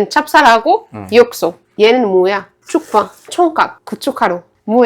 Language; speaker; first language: Korean; non-native, fluent; Arabic